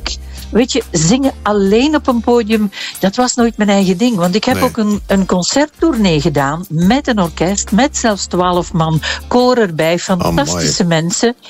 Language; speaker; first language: Dutch; native; Dutch